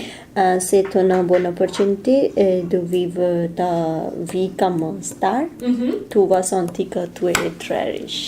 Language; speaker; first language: French; non-native, learner; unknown